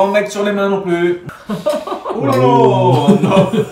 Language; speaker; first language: French; native; French